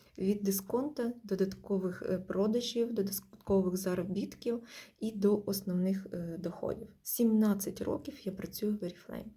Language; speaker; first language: Ukrainian; non-native, local second language; Russian